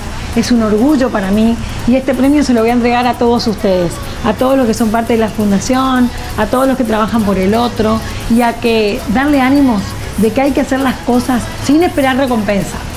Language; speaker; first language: Spanish; native; Spanish